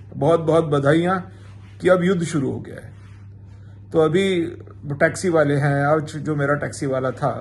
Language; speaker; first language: Hindi; non-native, local second language; Marathi